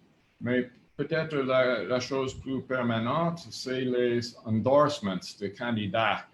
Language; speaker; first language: French; non-native, fluent; English